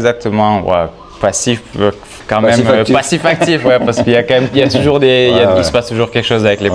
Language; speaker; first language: French; native; French